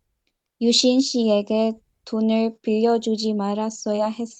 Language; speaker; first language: Korean; non-native, learner; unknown